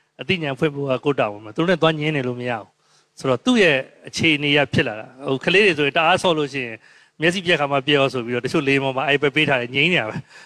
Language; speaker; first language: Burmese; native; Burmese